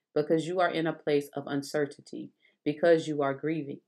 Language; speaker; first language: English; native; English